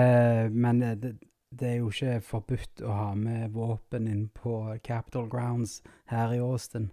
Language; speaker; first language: Norwegian; native; Norwegian